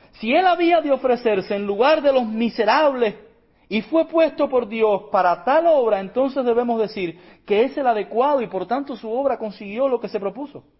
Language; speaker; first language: Spanish; native; Spanish